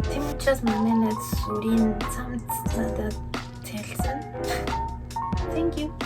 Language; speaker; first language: Mongolian; early bilingual, heritage; Mongolian